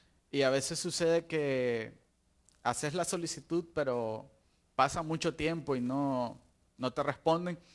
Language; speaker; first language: Spanish; native; Spanish